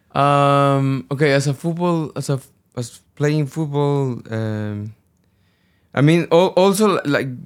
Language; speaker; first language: English; non-native, fluent; Spanish